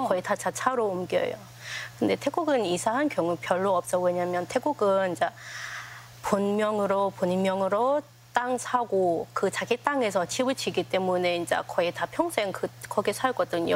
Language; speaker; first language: Korean; non-native, fluent; Thai